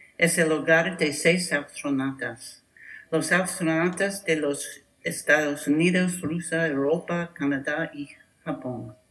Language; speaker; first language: Spanish; non-native, learner; English